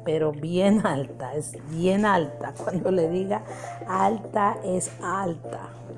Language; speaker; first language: Spanish; native; Spanish